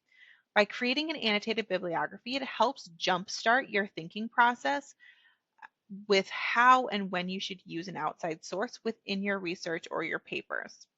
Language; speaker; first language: English; native; English